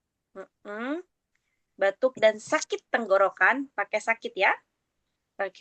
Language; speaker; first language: Indonesian; native; Indonesian